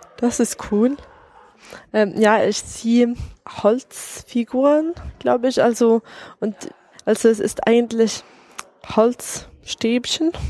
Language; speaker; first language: German; non-native, fluent; Swedish